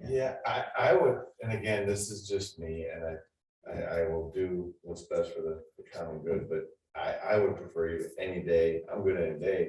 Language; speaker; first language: English; native; English